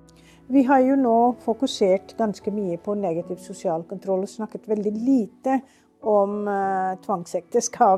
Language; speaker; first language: Norwegian; non-native, fluent; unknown